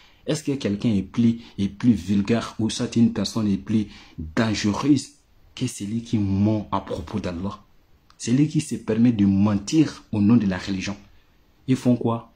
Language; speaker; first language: French; non-native, local second language; Bambara